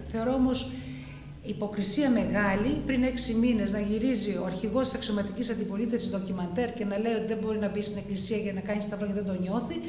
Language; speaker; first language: Greek; early bilingual, heritage; Greek